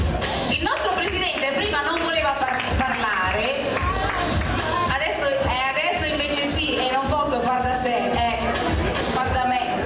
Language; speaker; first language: Italian; native; Italian